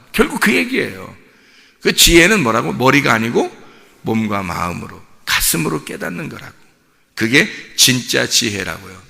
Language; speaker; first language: Korean; native; Korean